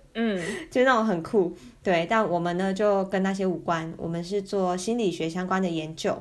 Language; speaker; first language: Chinese; native; Chinese